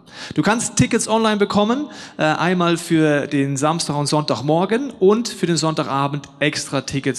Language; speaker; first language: German; native; German